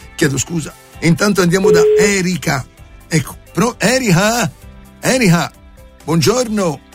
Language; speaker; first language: Italian; native; Italian